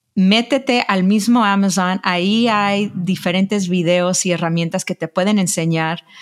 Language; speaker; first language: Spanish; early bilingual, heritage; Spanish